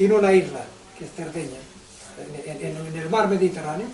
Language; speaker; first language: Spanish; non-native, local second language; Catalan